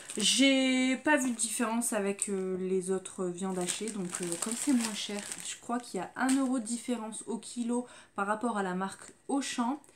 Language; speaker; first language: French; native; French